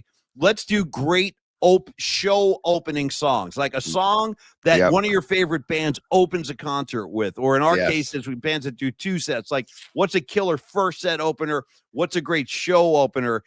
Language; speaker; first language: English; native; English